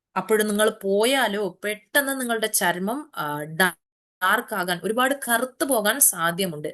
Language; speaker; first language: Malayalam; early bilingual, heritage; Malayalam